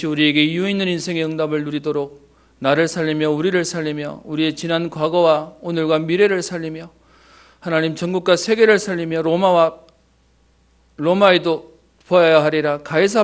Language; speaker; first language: Korean; native; Korean